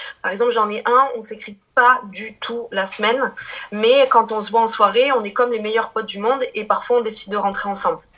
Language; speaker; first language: French; early bilingual, other home language; Portuguese